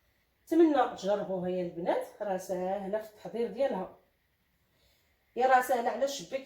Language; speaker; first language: Arabic; native; Arabic